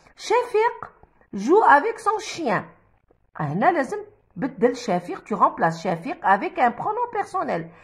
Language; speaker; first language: French; non-native, local second language; Arabic